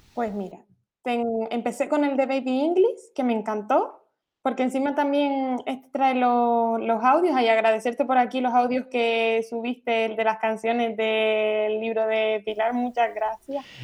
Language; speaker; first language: Spanish; native; Spanish